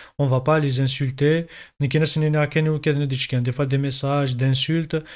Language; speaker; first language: French; non-native, local second language; Kabyle